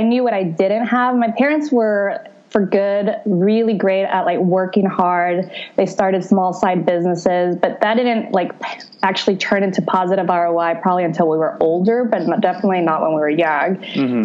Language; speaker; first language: English; native; English